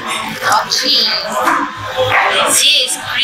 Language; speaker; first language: English; non-native, local second language; Malay